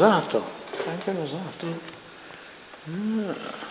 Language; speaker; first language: Italian; non-native, learner; English